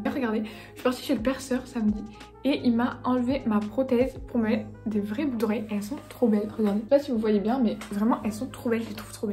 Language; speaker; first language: French; native; French